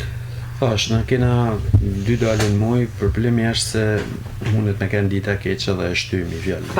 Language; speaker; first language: Albanian; native; Albanian